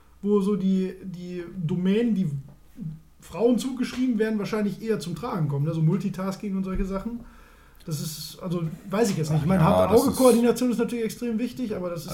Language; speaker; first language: German; native; German